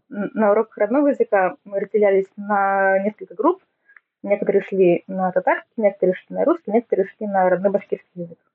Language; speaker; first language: Russian; native; Russian